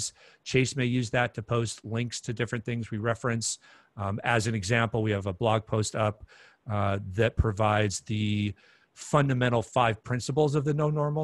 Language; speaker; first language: English; native; English